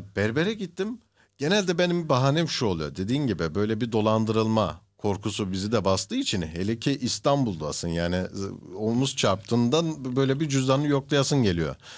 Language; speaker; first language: Turkish; early bilingual, heritage; Turkish